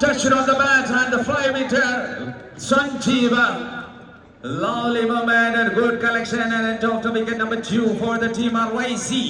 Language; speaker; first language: English; non-native, local second language; Malayalam